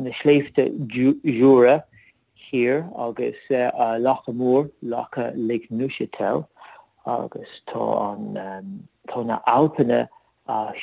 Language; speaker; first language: Irish; non-native, learner; English